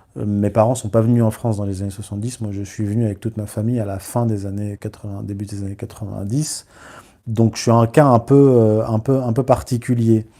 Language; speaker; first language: French; early bilingual, other home language; Berber languages